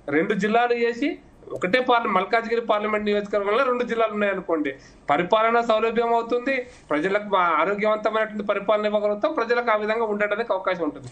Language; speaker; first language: Telugu; native; Telugu